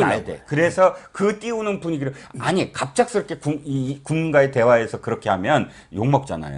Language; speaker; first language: Korean; native; Korean